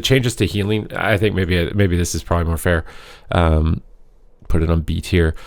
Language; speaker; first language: English; native; English